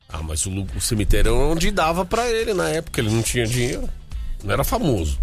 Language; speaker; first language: Portuguese; native; Portuguese